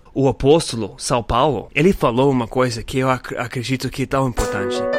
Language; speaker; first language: Portuguese; non-native, learner; English